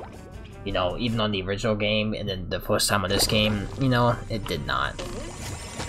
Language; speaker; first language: English; native; English